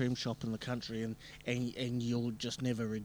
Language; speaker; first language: English; native; English